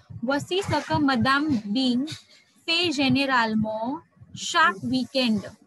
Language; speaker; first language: French; non-native, fluent; Hindi